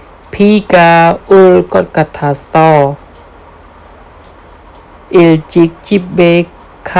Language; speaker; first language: Korean; non-native, fluent; Khmer